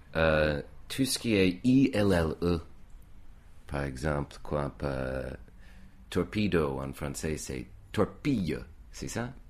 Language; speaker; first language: French; non-native, fluent; English